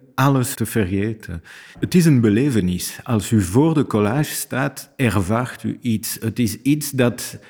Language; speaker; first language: Dutch; non-native, fluent; French